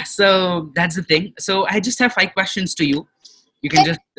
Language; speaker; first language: English; non-native, local second language; Marwari